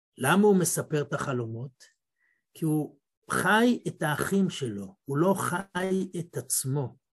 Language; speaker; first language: Hebrew; native; Hebrew